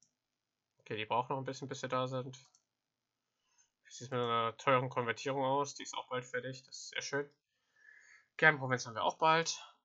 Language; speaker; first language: German; native; German